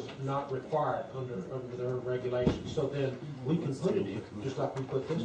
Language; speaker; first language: English; native; English